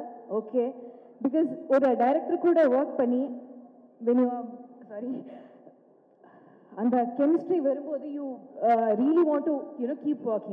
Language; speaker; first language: Tamil; non-native, local second language; Malayalam